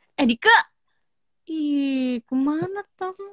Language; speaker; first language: Indonesian; native; Indonesian